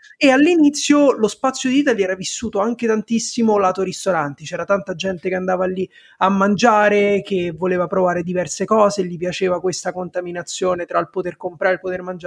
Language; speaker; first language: Italian; native; Italian